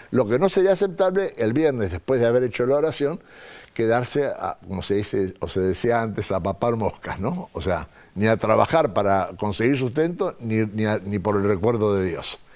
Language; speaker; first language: Spanish; native; Spanish